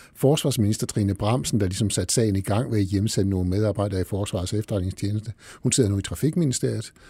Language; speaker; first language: Danish; native; Danish